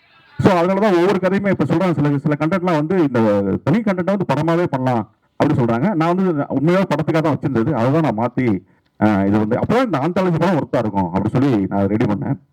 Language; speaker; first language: Tamil; native; Tamil